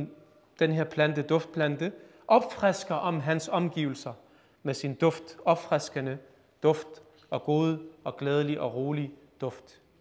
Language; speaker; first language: Danish; early bilingual, other home language; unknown